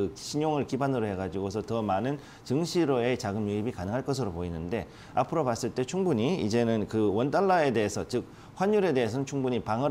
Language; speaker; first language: Korean; native; Korean